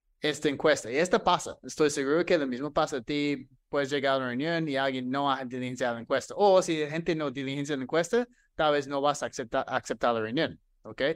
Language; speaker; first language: Spanish; non-native, fluent; English